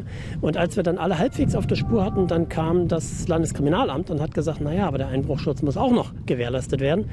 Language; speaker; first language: German; native; German